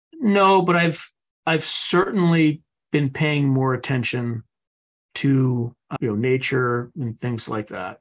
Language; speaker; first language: English; native; English